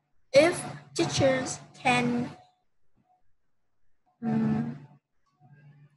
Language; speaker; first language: English; non-native, learner; Vietnamese